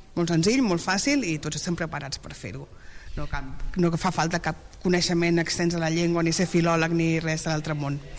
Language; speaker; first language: Catalan; native; Catalan